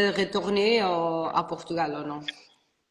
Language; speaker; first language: French; non-native, learner; Portuguese